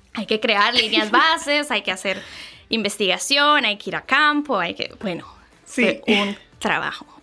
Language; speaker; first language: Spanish; native; Spanish